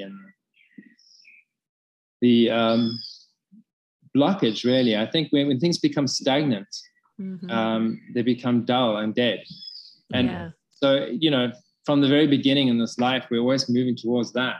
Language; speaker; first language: English; native; English